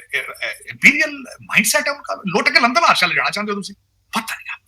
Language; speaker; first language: Urdu; non-native, local second language; Punjabi